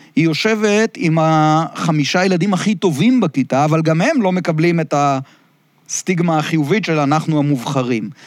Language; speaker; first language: Hebrew; native; Hebrew